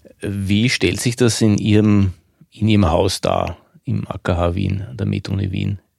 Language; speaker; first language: German; native; German